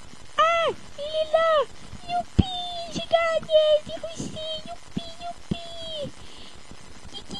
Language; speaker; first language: French; native; French